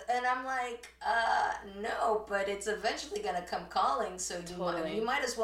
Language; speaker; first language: English; early bilingual, other home language; Spanish